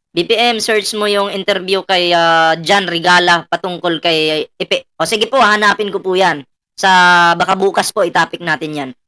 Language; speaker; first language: Filipino; non-native, local second language; Cebuano